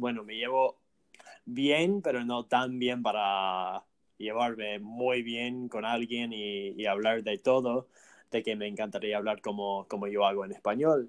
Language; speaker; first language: Spanish; non-native, fluent; English